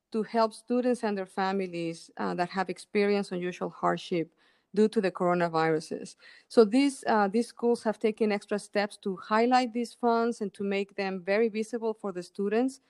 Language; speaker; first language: English; non-native, fluent; Spanish